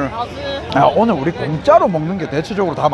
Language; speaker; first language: Korean; native; Korean